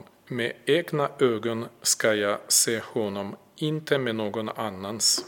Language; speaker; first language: Swedish; non-native, fluent; Russian